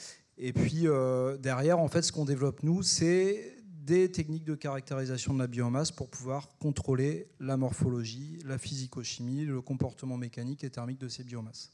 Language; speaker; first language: French; native; French